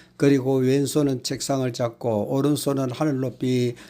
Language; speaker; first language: Korean; native; Korean